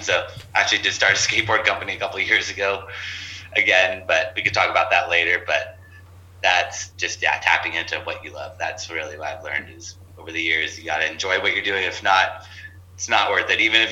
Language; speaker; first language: English; native; English